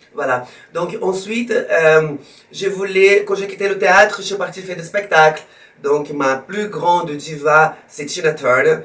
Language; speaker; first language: French; non-native, fluent; Portuguese